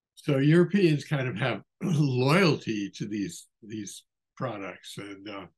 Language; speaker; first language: English; native; English